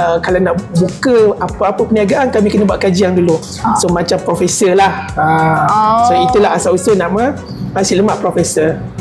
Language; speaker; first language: Malay; native; Malay